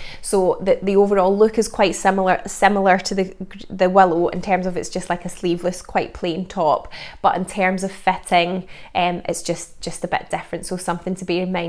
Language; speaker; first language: English; native; English